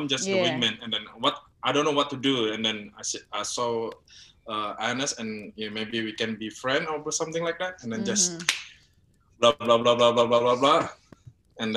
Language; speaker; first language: English; non-native, learner; Indonesian